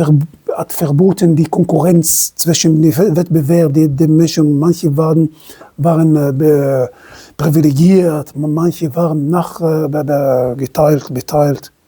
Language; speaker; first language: German; non-native, fluent; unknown